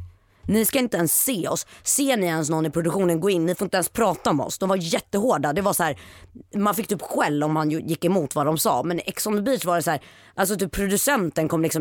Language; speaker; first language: Swedish; native; Swedish